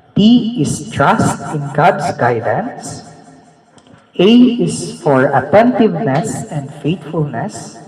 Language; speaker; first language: English; non-native, local second language; Filipino